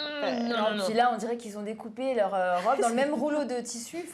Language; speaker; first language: French; native; French